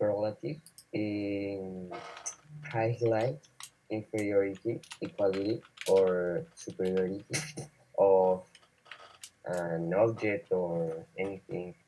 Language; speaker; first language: English; non-native, learner; Spanish